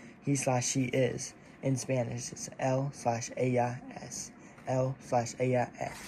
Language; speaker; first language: Spanish; non-native, learner; English